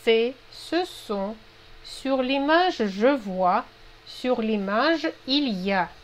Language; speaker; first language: French; non-native, fluent; Russian